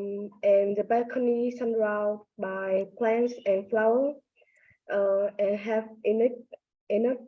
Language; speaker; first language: English; non-native, learner; Vietnamese